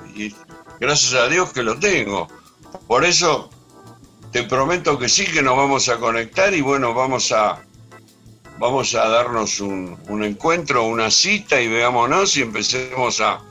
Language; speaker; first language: Spanish; native; Spanish